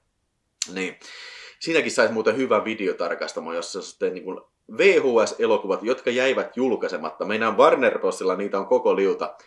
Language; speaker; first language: Finnish; native; Finnish